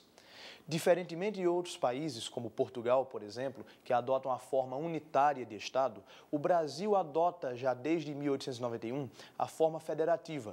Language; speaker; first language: Portuguese; native; Portuguese